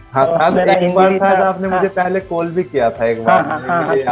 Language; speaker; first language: Hindi; native; Hindi